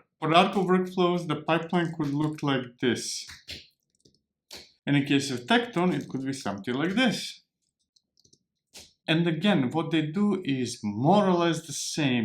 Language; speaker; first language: English; non-native, fluent; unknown